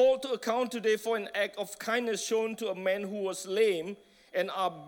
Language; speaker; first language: English; non-native, fluent; Indonesian